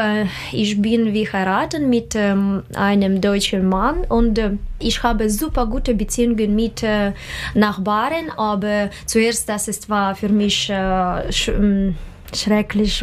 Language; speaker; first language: German; non-native, learner; Russian